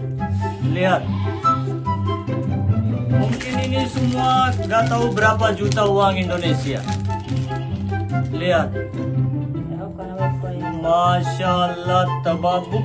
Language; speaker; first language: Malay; non-native, learner; Urdu